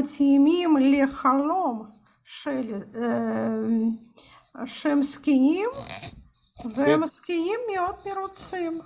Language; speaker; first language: Hebrew; non-native, fluent; Russian